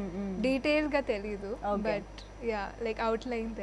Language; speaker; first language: Telugu; non-native, fluent; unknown